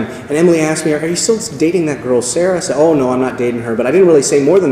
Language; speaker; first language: English; native; English